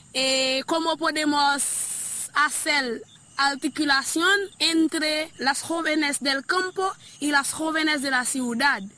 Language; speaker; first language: Spanish; non-native, learner; Haitian Creole